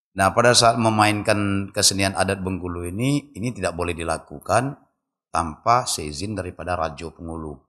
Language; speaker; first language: Indonesian; non-native, local second language; Malay